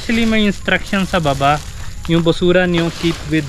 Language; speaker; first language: Filipino; non-native, learner; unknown